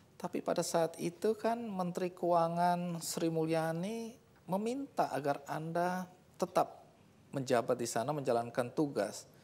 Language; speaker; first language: Indonesian; native; Indonesian